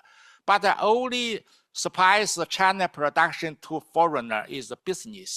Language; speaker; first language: English; non-native, learner; Chinese